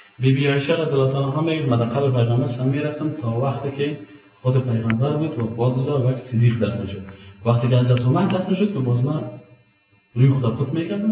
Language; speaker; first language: Persian; native; Persian